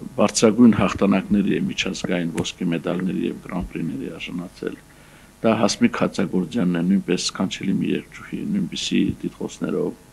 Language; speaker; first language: Armenian; native; Armenian